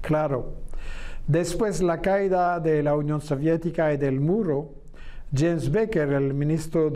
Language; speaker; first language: Spanish; non-native, fluent; French